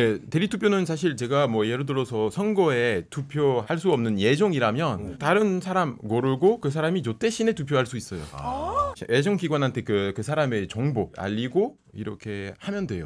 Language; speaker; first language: Korean; non-native, fluent; French